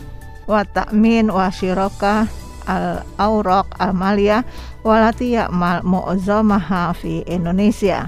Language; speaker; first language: Arabic; non-native, fluent; Indonesian